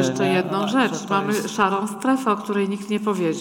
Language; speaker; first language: Polish; native; Polish